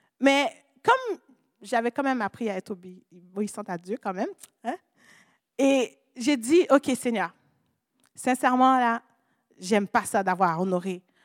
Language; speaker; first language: French; non-native, local second language; Haitian Creole